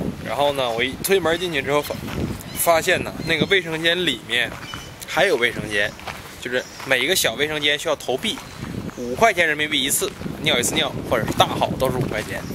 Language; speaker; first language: Chinese; native; Chinese